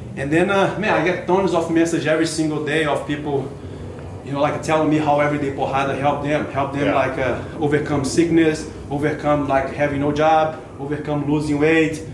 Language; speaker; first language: English; non-native, learner; Portuguese